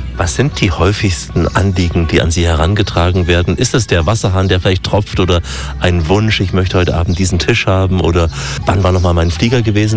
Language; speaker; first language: German; native; German